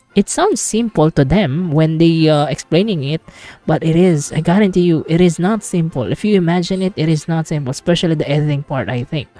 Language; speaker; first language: English; non-native, local second language; Filipino